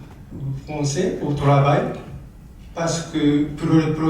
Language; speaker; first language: French; non-native, learner; Japanese